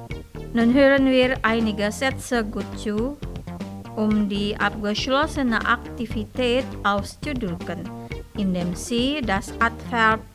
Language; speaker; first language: German; non-native, fluent; Indonesian